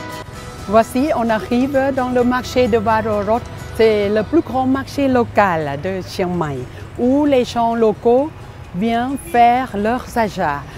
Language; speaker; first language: French; non-native, learner; Thai